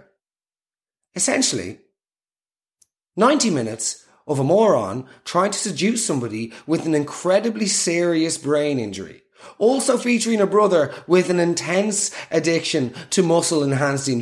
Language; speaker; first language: English; native; English